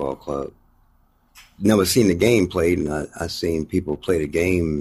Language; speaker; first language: English; native; English